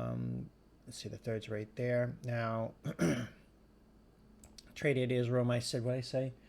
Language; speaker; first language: English; native; English